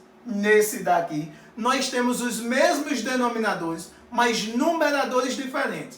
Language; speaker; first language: Portuguese; native; Portuguese